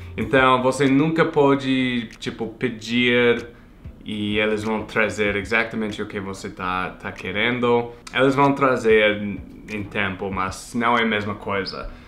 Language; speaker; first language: Portuguese; non-native, fluent; English